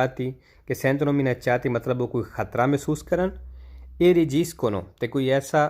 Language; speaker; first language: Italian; non-native, learner; Punjabi